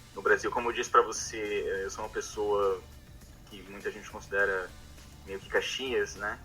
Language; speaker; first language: Portuguese; native; Portuguese